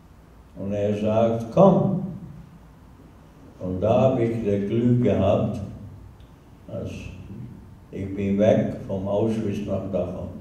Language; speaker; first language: German; non-native, learner; Hungarian